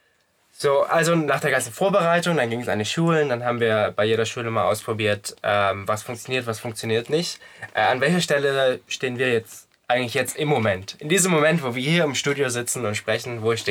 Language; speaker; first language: German; native; German